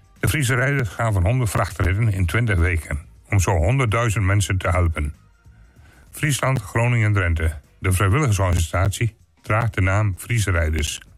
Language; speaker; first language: Dutch; native; Dutch